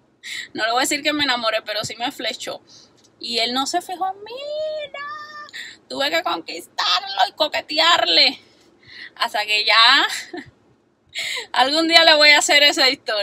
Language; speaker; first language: Spanish; native; Spanish